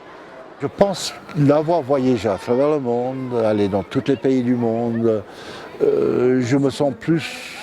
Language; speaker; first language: French; non-native, fluent; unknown